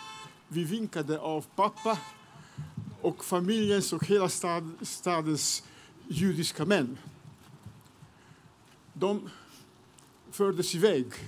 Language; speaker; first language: Swedish; non-native, fluent; Serbian